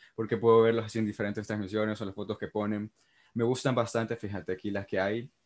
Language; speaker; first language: Spanish; native; Spanish